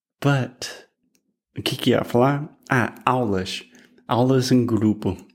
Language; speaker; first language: Portuguese; non-native, fluent; English